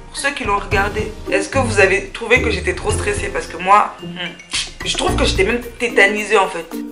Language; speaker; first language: French; early bilingual, other home language; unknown